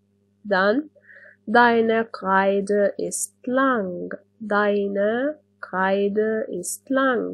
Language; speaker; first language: German; non-native, fluent; Arabic